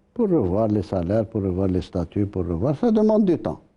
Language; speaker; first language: French; non-native, local second language; Arabic